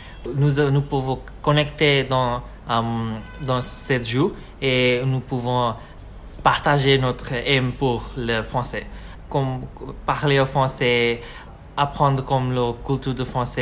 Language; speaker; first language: French; non-native, learner; Bangla